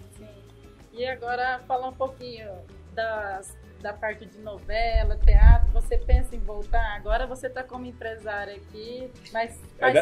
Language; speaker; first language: Portuguese; native; Portuguese